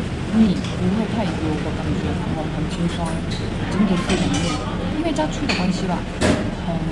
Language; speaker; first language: Chinese; non-native, fluent; Korean